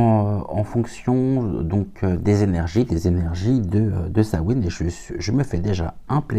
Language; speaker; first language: French; native; French